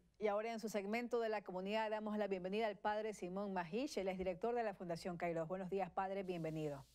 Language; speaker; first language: Spanish; native; Spanish